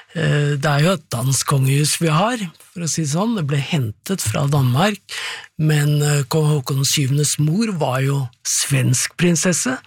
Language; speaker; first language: Norwegian; native; Norwegian